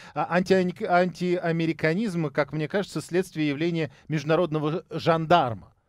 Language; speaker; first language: Russian; native; Russian